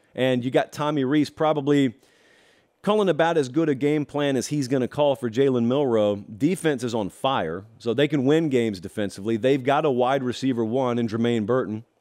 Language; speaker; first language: English; native; English